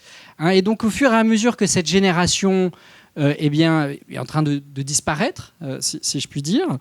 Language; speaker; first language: French; native; French